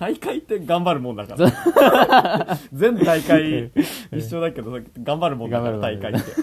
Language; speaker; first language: Japanese; native; Japanese